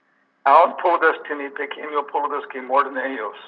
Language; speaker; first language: Spanish; non-native, learner; English